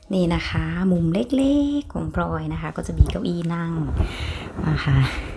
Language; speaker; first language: Thai; native; Thai